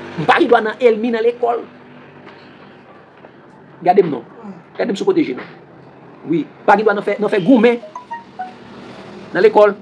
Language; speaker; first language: French; non-native, local second language; Haitian Creole